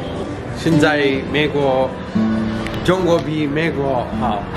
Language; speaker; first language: Chinese; non-native, learner; Arabic